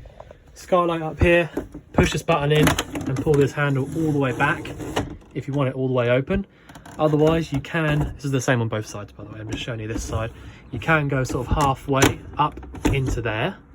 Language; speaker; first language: English; native; English